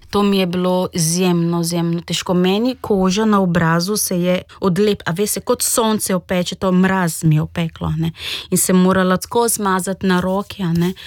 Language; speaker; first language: Slovenian; non-native, fluent; Portuguese